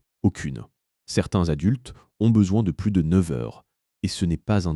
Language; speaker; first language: French; native; French